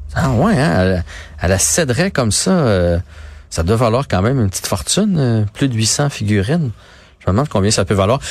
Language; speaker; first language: French; native; French